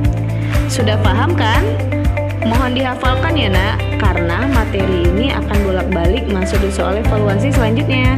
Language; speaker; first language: Indonesian; native; Indonesian